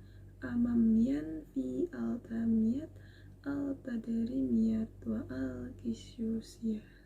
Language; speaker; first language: Arabic; non-native, learner; Indonesian